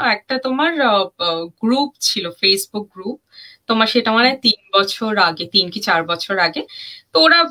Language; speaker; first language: Bangla; early bilingual, heritage; German